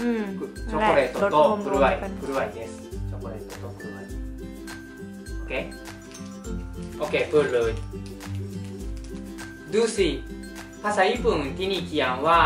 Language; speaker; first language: Thai; non-native, fluent; Japanese